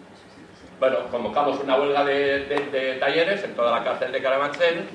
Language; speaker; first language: Spanish; native; Spanish